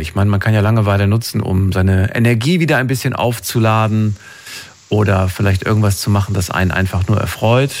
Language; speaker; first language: German; native; German